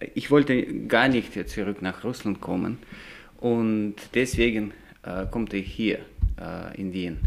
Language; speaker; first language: German; non-native, fluent; Russian